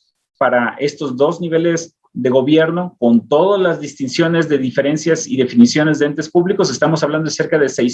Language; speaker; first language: Spanish; native; Spanish